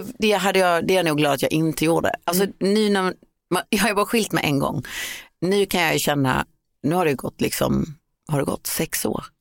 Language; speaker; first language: Swedish; native; Swedish